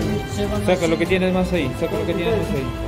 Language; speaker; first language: Spanish; native; Spanish